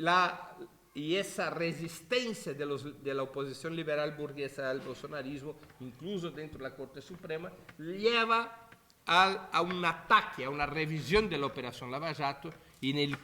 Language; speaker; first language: Spanish; non-native, fluent; Portuguese